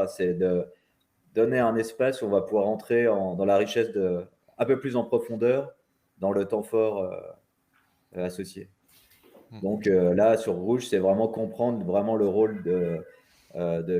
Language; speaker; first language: French; native; French